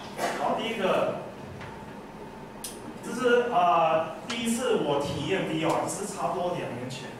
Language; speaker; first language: Chinese; early bilingual, heritage; English